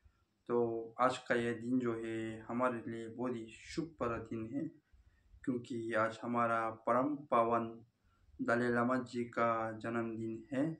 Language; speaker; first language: Hindi; non-native, local second language; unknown